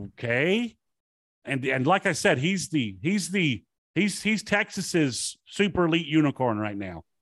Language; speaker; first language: English; native; English